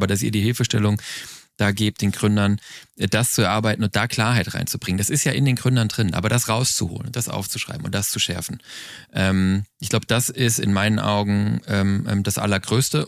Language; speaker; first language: German; native; German